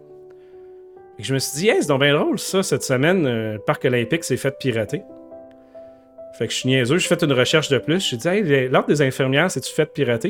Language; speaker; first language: French; native; French